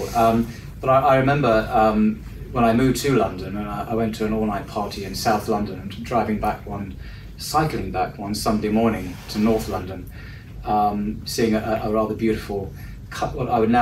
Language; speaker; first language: English; native; English